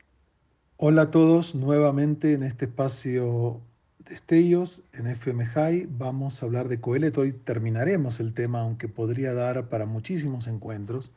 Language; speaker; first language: Spanish; native; Spanish